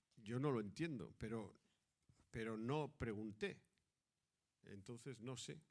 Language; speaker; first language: Spanish; native; Spanish